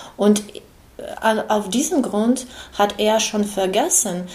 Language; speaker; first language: German; non-native, fluent; Ukrainian